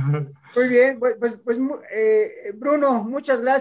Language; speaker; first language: Spanish; native; Spanish